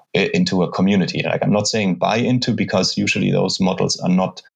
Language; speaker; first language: English; non-native, fluent; German